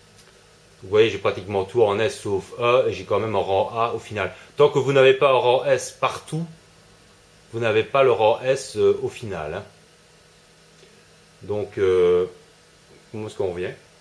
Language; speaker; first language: French; native; French